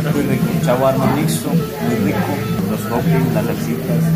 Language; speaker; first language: Spanish; native; Spanish